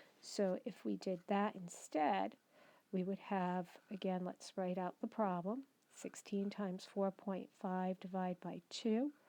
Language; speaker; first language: English; native; English